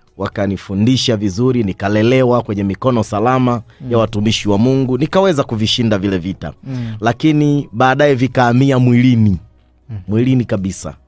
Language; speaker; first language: Swahili; native; Swahili